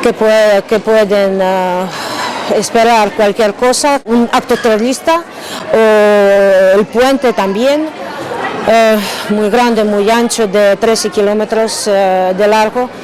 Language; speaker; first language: Spanish; non-native, fluent; Ukrainian